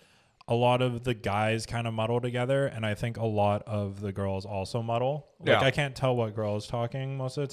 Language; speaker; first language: English; native; English